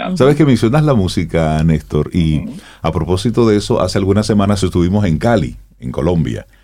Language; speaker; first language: Spanish; native; Spanish